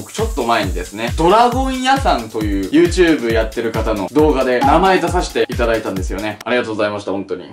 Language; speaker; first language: Japanese; native; Japanese